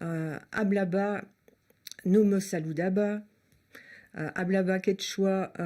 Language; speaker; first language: Spanish; non-native, learner; French